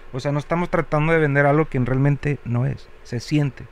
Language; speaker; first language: Spanish; native; Spanish